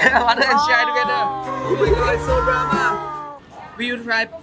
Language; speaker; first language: English; non-native, learner; Thai